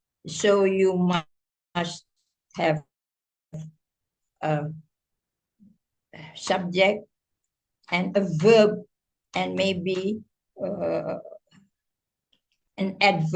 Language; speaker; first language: English; non-native, fluent; Indonesian